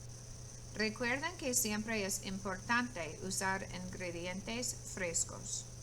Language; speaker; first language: Spanish; non-native, fluent; English